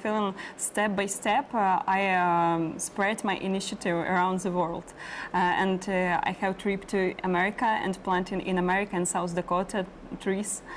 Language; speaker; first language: English; non-native, learner; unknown